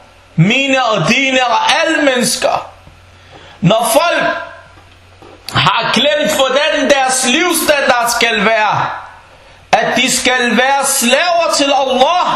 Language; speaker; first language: Danish; non-native, fluent; Arabic